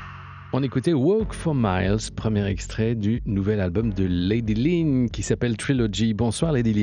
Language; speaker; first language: French; native; French